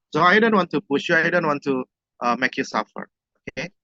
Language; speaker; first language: English; non-native, fluent; Indonesian